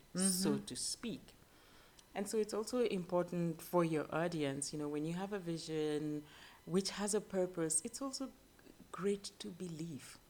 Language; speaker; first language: English; non-native, local second language; Luo (Kenya and Tanzania)